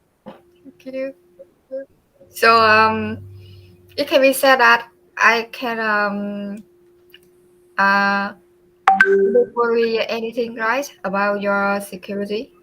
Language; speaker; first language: English; non-native, learner; Vietnamese